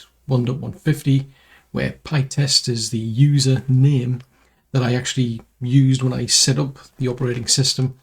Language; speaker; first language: English; native; English